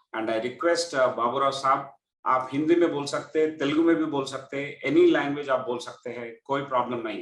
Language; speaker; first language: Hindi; non-native, local second language; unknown